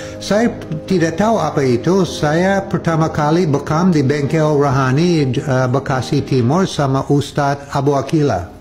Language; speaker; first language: Indonesian; non-native, fluent; English